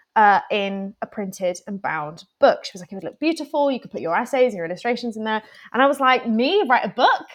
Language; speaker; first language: English; native; English